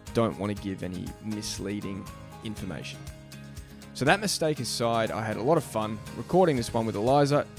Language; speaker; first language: English; native; English